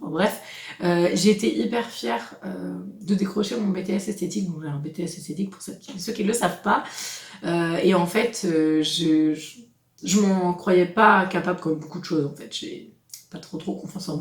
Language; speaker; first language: French; native; French